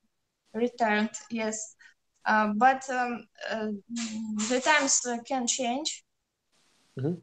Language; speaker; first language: English; non-native, learner; Russian